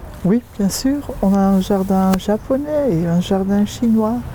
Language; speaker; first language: French; non-native, fluent; Dutch